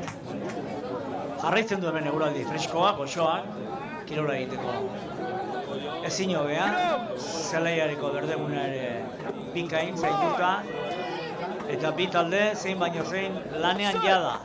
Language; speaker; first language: Basque; native; Basque